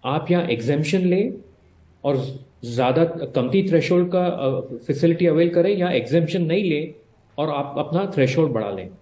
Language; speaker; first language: Hindi; native; Hindi